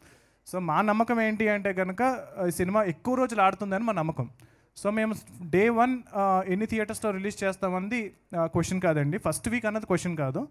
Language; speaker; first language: Telugu; native; Telugu